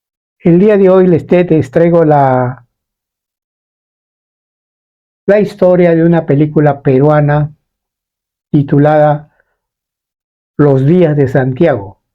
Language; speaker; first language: Spanish; native; Spanish